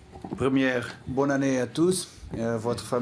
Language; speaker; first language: French; non-native, fluent; Portuguese